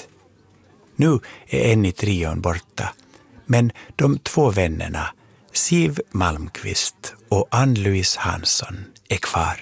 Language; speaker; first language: Swedish; native; Swedish